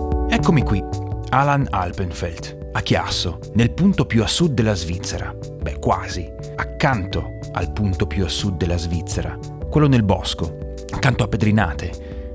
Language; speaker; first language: Italian; early bilingual, other home language; English